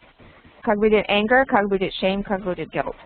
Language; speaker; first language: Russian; non-native, learner; English